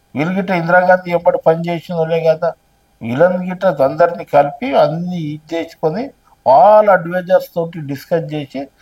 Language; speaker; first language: Telugu; non-native, local second language; Lambadi